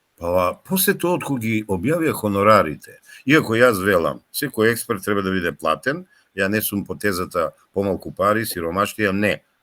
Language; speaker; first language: Macedonian; native; Macedonian